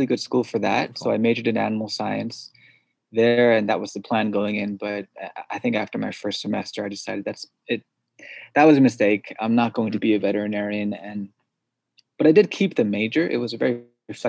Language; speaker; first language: English; early bilingual, other home language; Korean